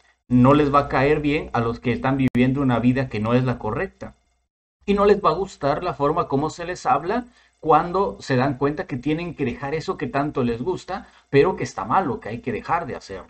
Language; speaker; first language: Spanish; native; Spanish